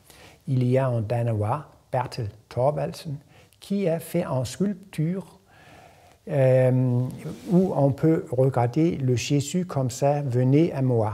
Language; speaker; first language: French; non-native, fluent; Danish